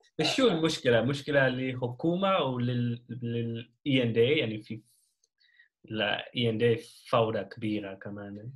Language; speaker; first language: Arabic; non-native, learner; Dutch